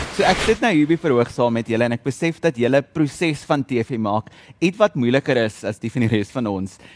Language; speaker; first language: Afrikaans; native; Afrikaans